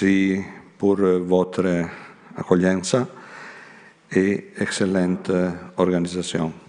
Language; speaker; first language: French; non-native, learner; Italian